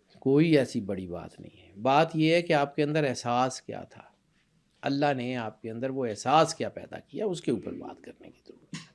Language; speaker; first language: Urdu; non-native, local second language; Punjabi